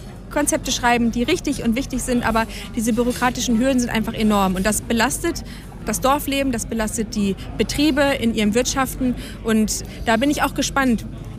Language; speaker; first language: German; native; German